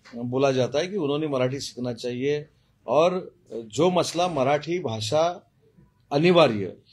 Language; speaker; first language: Hindi; non-native, local second language; Marathi